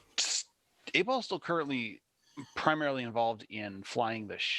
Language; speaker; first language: English; native; English